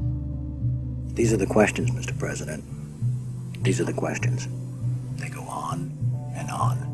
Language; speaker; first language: English; native; English